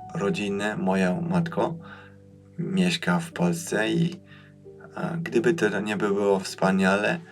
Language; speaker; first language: Polish; non-native, fluent; German